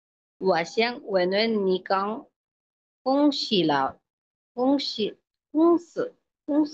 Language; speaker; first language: Chinese; non-native, learner; Bangla